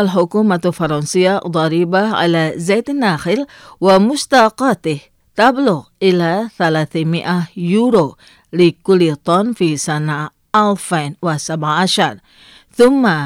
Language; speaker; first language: Arabic; non-native, fluent; Indonesian